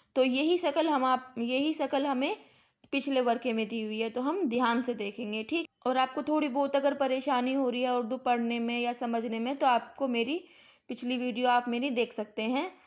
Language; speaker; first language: Hindi; native; Hindi